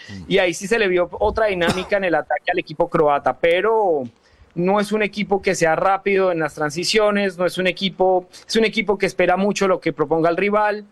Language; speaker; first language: Spanish; native; Spanish